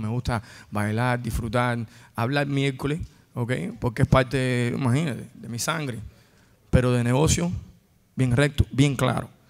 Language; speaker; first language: Spanish; early bilingual, heritage; Spanish